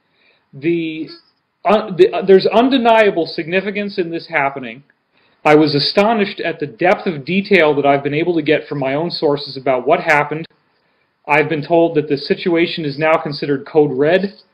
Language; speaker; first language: English; native; English